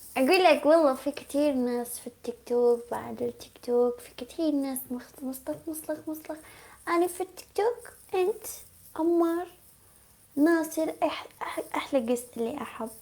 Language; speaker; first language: Arabic; non-native, learner; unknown